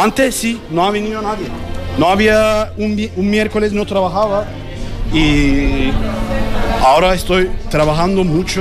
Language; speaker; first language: Spanish; non-native, learner; Turkish